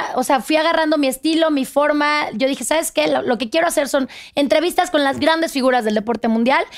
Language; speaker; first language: Spanish; native; Spanish